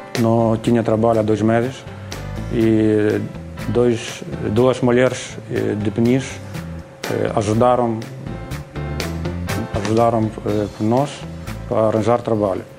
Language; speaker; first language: Portuguese; non-native, learner; Ukrainian